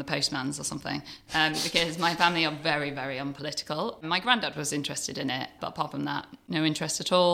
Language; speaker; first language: English; native; English